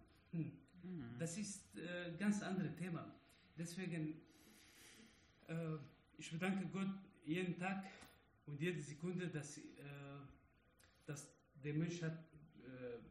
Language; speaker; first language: German; non-native, learner; Arabic